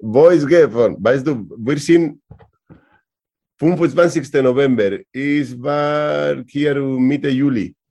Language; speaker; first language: German; non-native, learner; Spanish